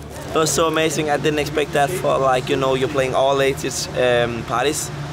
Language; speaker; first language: English; non-native, fluent; Danish